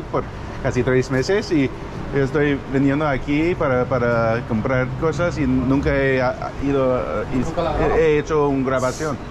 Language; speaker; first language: Spanish; non-native, learner; English